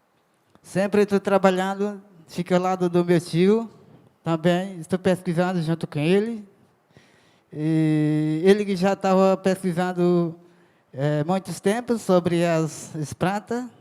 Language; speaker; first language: Portuguese; non-native, local second language; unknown